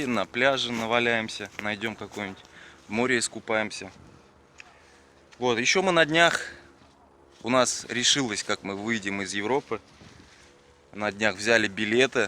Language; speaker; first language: Russian; native; Russian